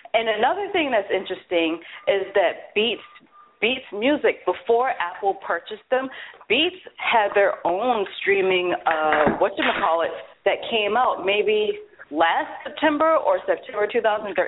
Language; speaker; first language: English; native; English